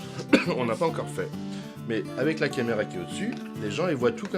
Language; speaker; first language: French; native; French